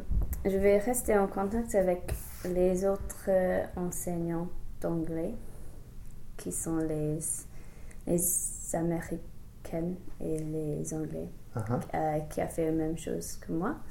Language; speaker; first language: French; non-native, fluent; English